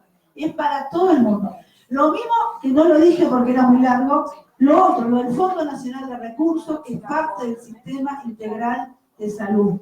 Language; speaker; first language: Spanish; native; Spanish